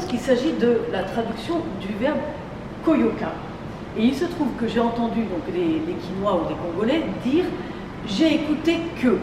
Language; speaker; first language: French; native; French